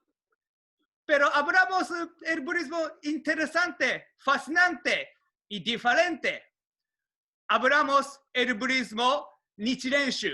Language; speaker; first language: Spanish; non-native, learner; Japanese